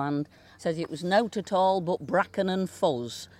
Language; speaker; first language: English; native; English